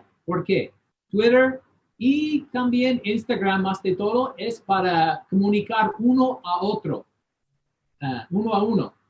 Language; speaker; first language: Spanish; non-native, fluent; English